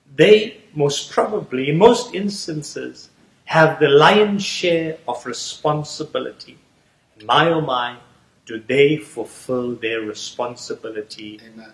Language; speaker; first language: English; native; English